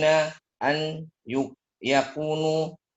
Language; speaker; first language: Arabic; non-native, learner; Indonesian